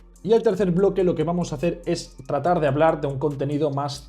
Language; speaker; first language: Spanish; native; Spanish